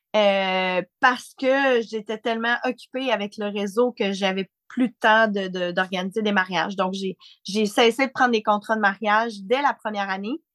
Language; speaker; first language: French; native; French